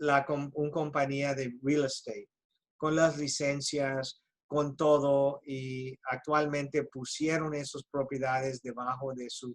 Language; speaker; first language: Spanish; early bilingual, heritage; Spanish